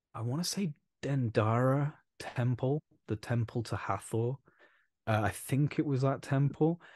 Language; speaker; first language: English; native; English